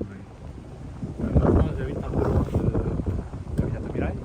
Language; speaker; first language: French; non-native, learner; Japanese